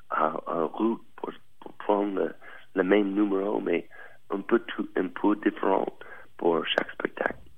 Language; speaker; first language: French; non-native, learner; English